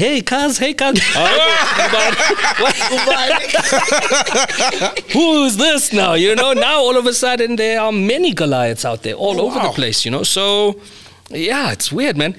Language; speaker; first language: English; native; English